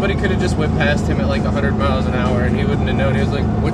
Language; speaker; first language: English; native; English